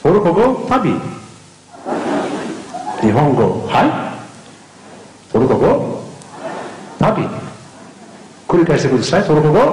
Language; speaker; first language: Japanese; non-native, learner; Turkish